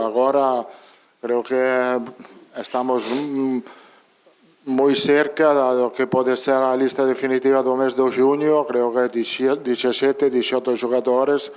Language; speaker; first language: Spanish; non-native, fluent; Italian